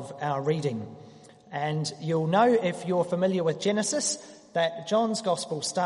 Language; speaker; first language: English; native; English